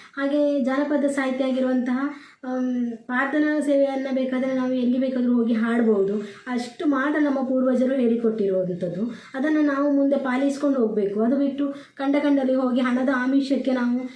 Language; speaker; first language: Kannada; non-native, local second language; Tulu